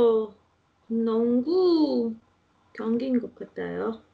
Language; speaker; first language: Korean; non-native, learner; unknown